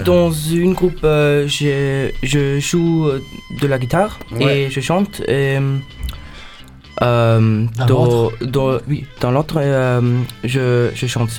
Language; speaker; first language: French; non-native, learner; German